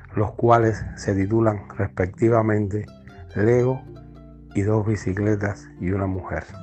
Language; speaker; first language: Spanish; native; Spanish